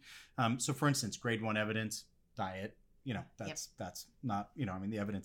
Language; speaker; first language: English; non-native, fluent; French